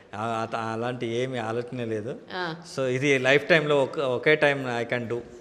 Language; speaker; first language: Telugu; non-native, learner; Kannada